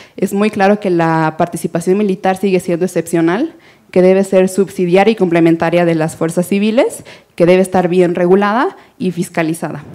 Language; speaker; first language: Spanish; native; Spanish